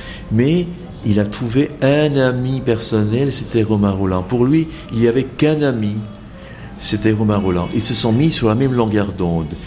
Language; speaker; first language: French; non-native, fluent; Bangla